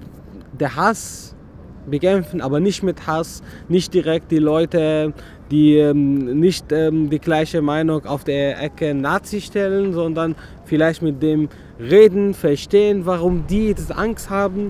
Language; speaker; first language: German; non-native, learner; Arabic